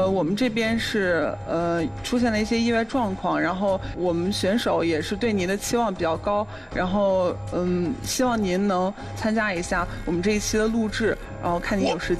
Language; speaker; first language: Chinese; native; Chinese